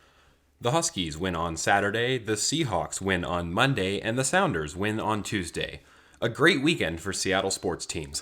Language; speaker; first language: English; native; English